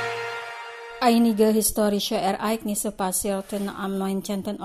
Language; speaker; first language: German; non-native, fluent; Indonesian